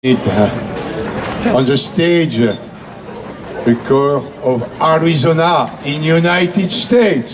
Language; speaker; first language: English; non-native, learner; French